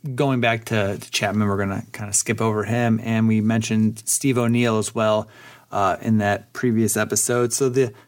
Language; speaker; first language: English; early bilingual, other home language; Polish